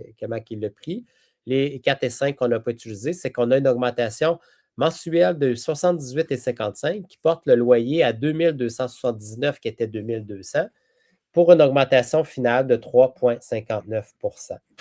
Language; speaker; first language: French; native; French